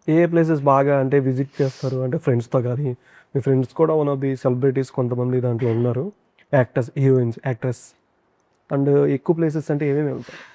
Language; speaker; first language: Telugu; native; Telugu